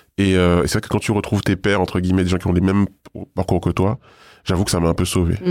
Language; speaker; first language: French; native; French